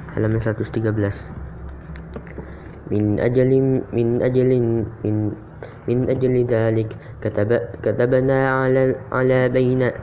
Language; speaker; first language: Arabic; non-native, learner; Indonesian